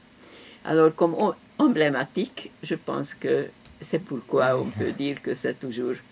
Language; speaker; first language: French; non-native, fluent; Hungarian